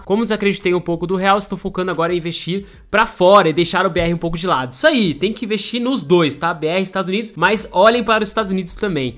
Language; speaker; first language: Portuguese; native; Portuguese